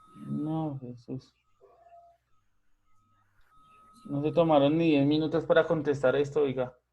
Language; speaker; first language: Spanish; native; Spanish